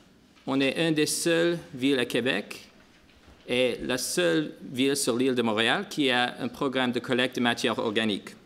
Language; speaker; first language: French; non-native, local second language; English